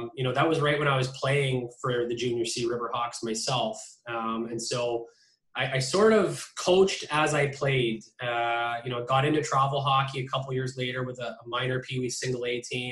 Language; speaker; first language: English; native; English